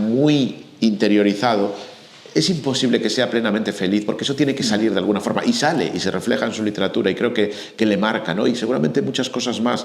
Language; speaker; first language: Spanish; native; Spanish